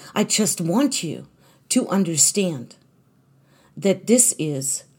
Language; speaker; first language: English; non-native, fluent; German